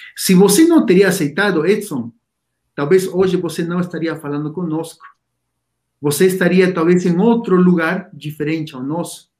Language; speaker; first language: Portuguese; non-native, fluent; Spanish